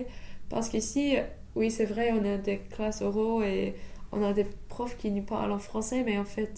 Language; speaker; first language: French; non-native, fluent; English